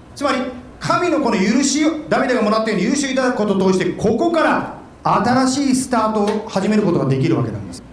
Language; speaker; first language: Japanese; native; Japanese